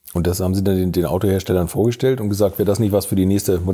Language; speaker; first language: German; native; German